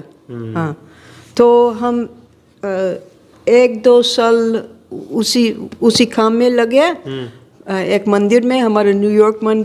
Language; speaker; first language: Hindi; non-native, fluent; English